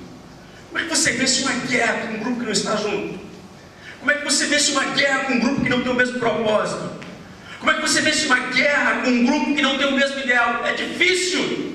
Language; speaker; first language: Portuguese; native; Portuguese